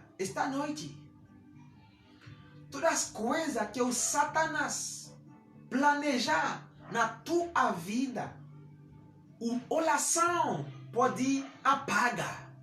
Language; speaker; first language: Portuguese; non-native, learner; Haitian Creole